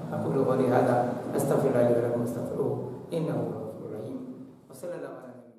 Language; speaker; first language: Urdu; native; Urdu